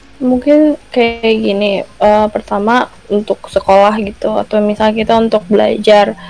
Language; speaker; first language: Indonesian; early bilingual, heritage; Indonesian